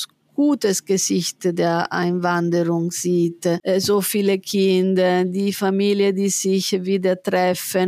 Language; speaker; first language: German; non-native, fluent; Italian